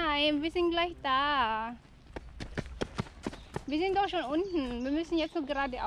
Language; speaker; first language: German; non-native, fluent; Filipino